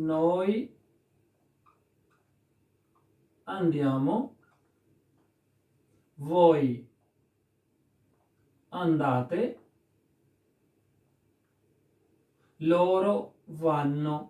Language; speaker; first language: Italian; non-native, learner; Urdu